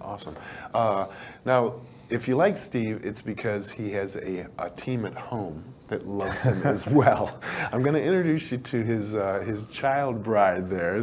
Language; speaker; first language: English; native; English